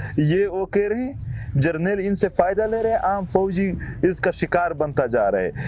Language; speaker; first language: Urdu; non-native, local second language; Pashto